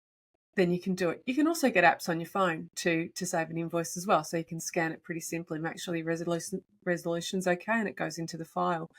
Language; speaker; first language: English; native; English